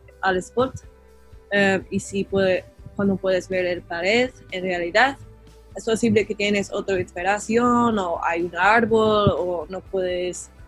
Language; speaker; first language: Spanish; non-native, learner; English